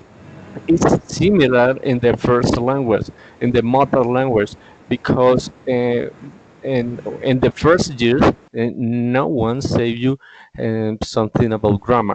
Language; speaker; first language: English; non-native, learner; Spanish